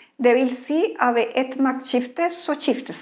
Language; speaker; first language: Norwegian; non-native, fluent; Spanish